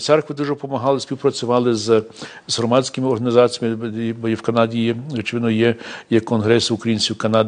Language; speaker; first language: Ukrainian; early bilingual, heritage; English